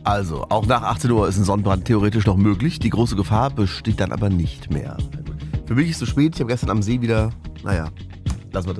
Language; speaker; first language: German; native; German